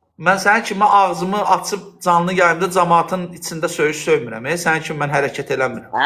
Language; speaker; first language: Azerbaijani; non-native, local second language; Lezghian